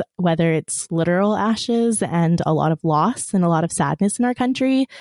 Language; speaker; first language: English; early bilingual, other home language; Persian